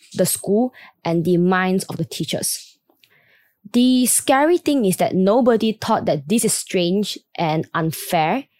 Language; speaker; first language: English; non-native, local second language; Chinese